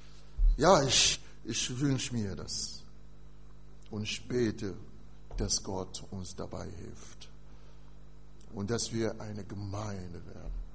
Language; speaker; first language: German; non-native, fluent; French